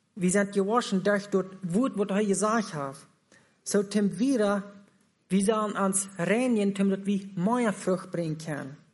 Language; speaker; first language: German; non-native, learner; Plautdietsch